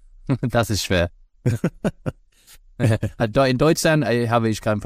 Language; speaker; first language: German; non-native, learner; English